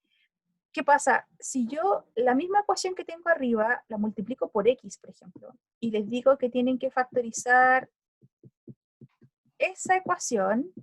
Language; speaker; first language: Spanish; native; Spanish